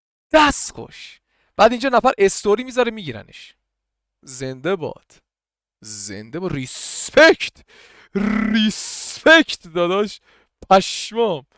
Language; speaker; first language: Persian; native; Persian